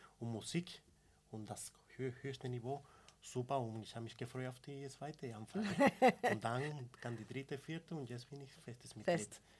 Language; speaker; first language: German; non-native, fluent; Spanish